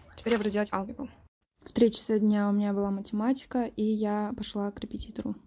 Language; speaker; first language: Russian; non-native, local second language; Uzbek